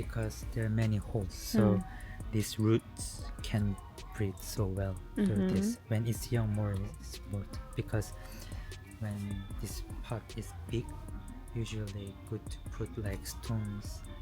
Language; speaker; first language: English; non-native, learner; Korean